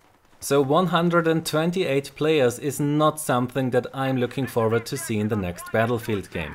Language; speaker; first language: English; non-native, fluent; German